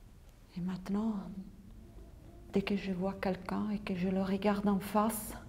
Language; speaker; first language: French; non-native, local second language; Arabic